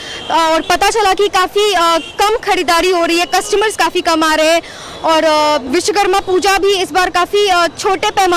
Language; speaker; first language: Hindi; native; Hindi